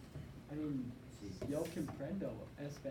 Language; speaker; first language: Spanish; non-native, learner; English